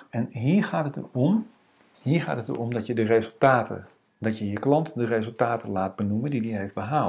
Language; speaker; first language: Dutch; native; Dutch